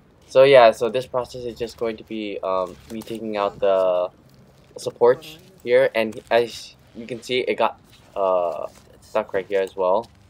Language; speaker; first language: English; early bilingual, other home language; Indonesian